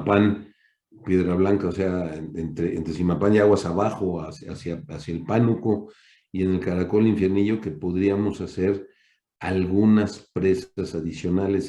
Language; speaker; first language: Spanish; native; Spanish